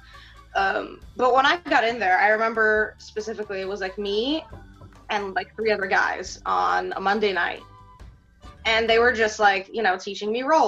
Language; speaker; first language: English; early bilingual, other home language; Russian